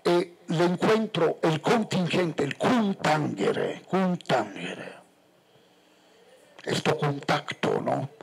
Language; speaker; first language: Spanish; non-native, fluent; Italian